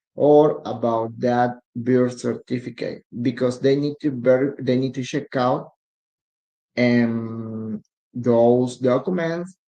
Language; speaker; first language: English; non-native, learner; Spanish